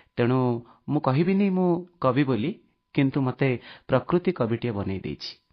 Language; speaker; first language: Odia; native; Odia